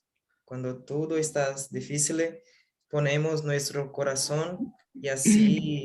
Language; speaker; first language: Spanish; non-native, learner; Portuguese